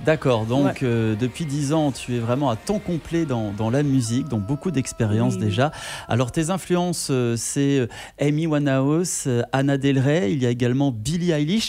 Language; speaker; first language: French; native; French